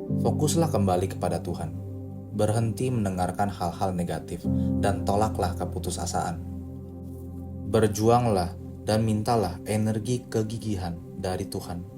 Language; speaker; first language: Indonesian; native; Indonesian